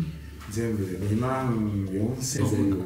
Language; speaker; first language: Japanese; native; Japanese